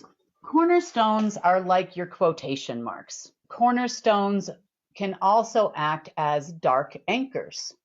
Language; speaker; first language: English; native; English